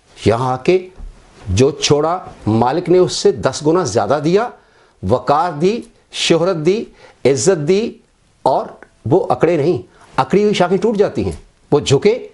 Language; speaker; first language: Urdu; non-native, local second language; Punjabi